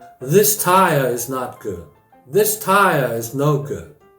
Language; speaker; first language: English; non-native, fluent; Korean